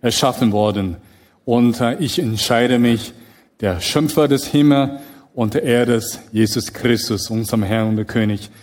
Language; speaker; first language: German; non-native, fluent; Chinese